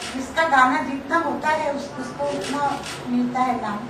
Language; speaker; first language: Hindi; non-native, local second language; Marathi